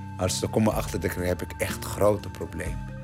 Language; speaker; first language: Dutch; non-native, learner; Arabic